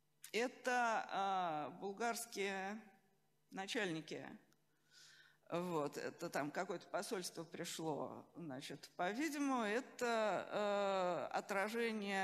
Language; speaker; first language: Russian; native; Russian